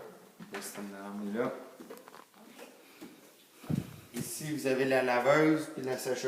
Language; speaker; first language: French; native; French